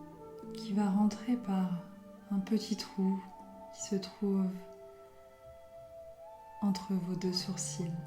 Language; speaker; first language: French; native; French